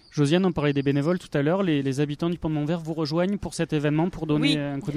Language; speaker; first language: French; native; French